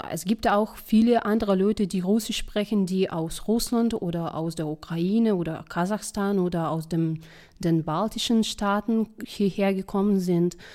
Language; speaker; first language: German; non-native, fluent; Russian